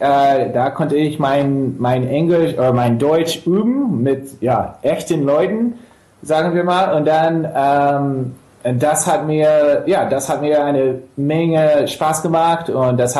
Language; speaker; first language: German; non-native, fluent; English